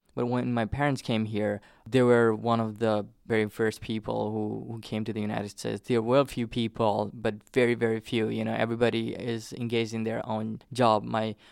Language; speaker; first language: English; non-native, fluent; Nepali